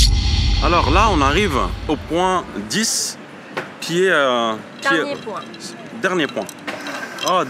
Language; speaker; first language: French; native; French